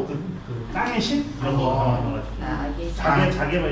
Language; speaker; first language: Korean; native; Korean